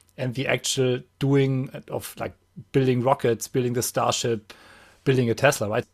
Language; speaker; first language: English; non-native, fluent; German